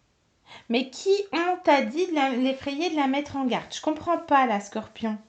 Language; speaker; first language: French; native; French